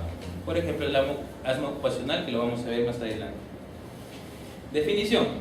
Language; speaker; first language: Spanish; native; Spanish